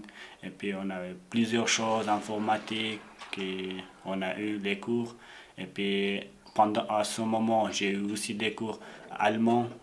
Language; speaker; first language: French; non-native, learner; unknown